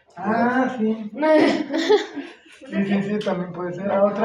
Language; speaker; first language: Spanish; native; Spanish